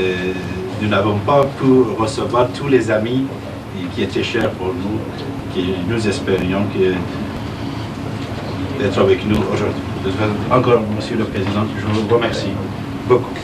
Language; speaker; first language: French; non-native, fluent; Persian